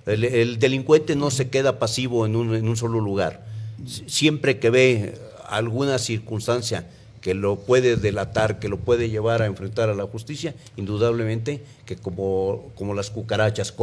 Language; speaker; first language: Spanish; native; Spanish